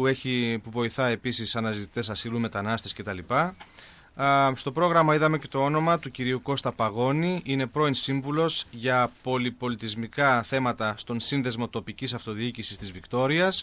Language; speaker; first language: Greek; native; Greek